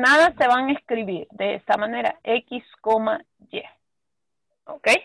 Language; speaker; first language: Spanish; native; Spanish